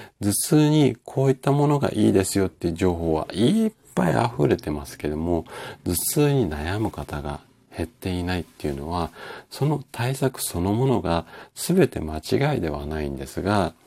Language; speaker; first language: Japanese; native; Japanese